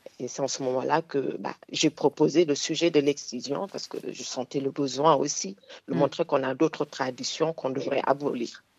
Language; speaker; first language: French; non-native, local second language; Wolof